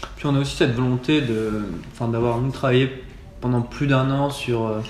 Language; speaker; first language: French; native; French